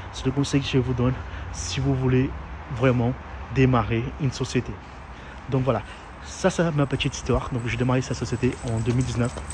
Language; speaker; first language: French; non-native, fluent; Portuguese